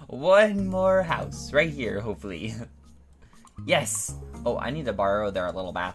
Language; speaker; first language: English; native; English